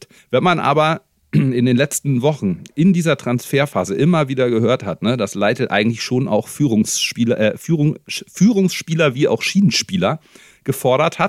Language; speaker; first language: German; native; German